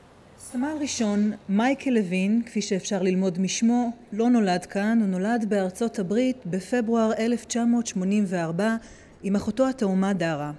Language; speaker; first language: Hebrew; native; Hebrew